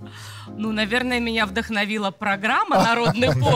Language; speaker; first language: Russian; native; Russian